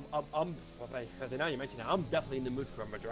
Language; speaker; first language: English; native; English